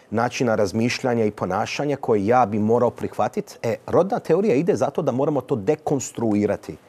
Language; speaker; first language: Serbian; early bilingual, heritage; Serbian